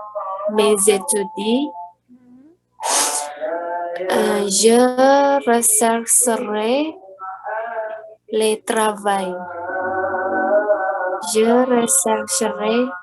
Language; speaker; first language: French; non-native, learner; Indonesian